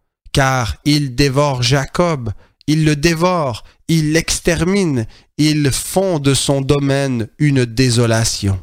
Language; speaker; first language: French; native; French